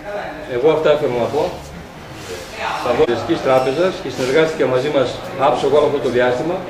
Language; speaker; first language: Greek; native; Greek